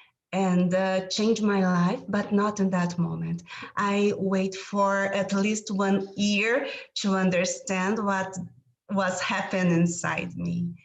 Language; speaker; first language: English; non-native, learner; Portuguese